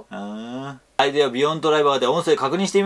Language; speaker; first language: Japanese; native; Japanese